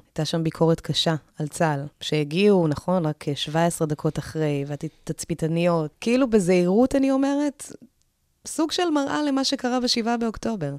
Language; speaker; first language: Hebrew; early bilingual, other home language; Amharic